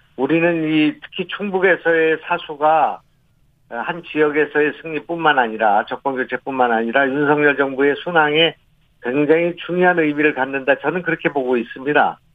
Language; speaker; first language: Korean; native; Korean